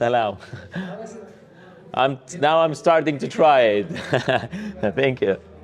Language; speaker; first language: English; non-native, learner; Lithuanian